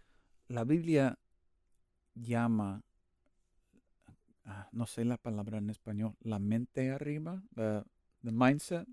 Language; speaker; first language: Spanish; non-native, learner; English